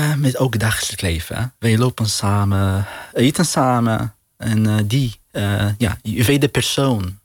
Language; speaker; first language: Dutch; non-native, learner; Arabic